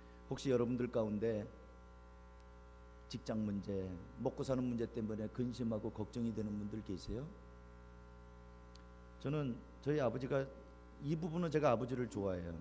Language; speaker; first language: Korean; native; Korean